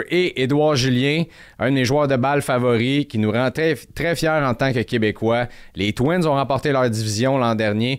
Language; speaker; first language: French; native; French